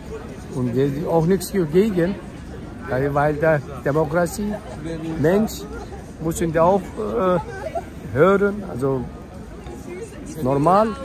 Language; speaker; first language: German; non-native, learner; Turkish